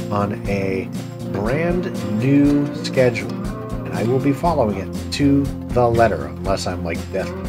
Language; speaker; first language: English; native; English